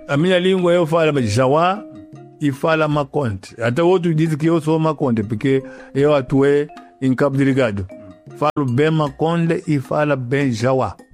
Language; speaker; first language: Portuguese; non-native, local second language; Yao